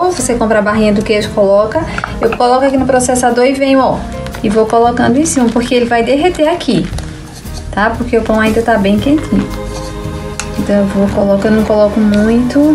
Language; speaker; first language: Portuguese; native; Portuguese